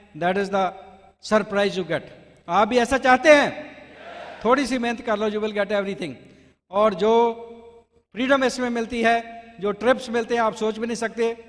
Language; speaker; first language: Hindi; non-native, local second language; Punjabi